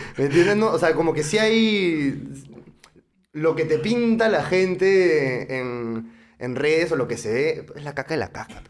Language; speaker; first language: Spanish; native; Spanish